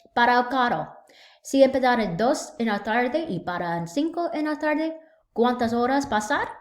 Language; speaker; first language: Spanish; non-native, learner; English